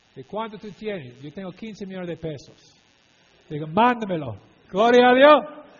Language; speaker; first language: Spanish; non-native, fluent; English